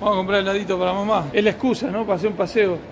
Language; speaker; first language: Spanish; native; Spanish